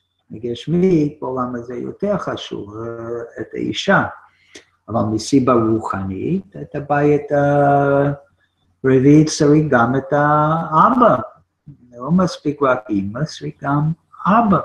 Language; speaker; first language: Hebrew; non-native, fluent; English